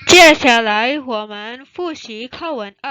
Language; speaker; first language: Chinese; non-native, fluent; Indonesian